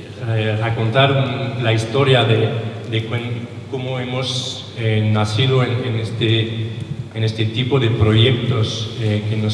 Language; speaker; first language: Spanish; non-native, learner; French